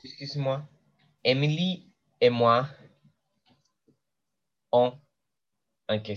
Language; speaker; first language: French; non-native, learner; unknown